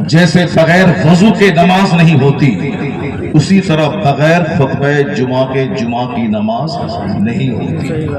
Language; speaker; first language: Urdu; native; Urdu